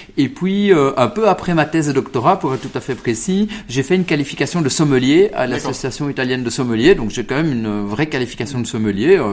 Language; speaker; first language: French; early bilingual, other home language; Italian